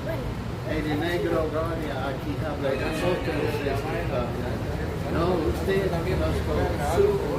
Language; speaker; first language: Spanish; non-native, learner; English